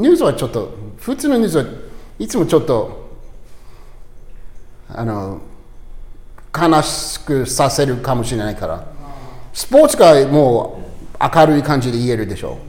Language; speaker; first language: Japanese; non-native, learner; English